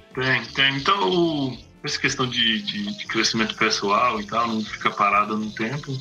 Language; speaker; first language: Portuguese; non-native, fluent; English